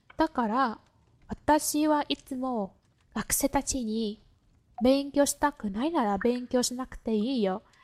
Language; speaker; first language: Japanese; non-native, fluent; Vietnamese